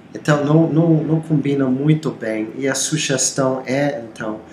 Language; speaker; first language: Portuguese; non-native, fluent; English